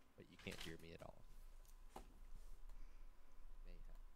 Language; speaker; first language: English; native; English